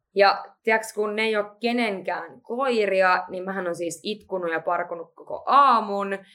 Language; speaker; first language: Finnish; native; Finnish